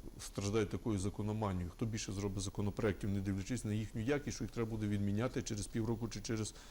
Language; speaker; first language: Ukrainian; native; Ukrainian